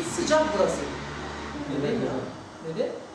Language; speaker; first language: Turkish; non-native, learner; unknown